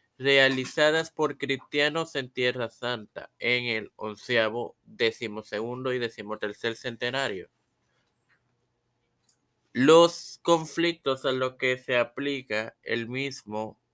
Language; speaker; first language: Spanish; native; Spanish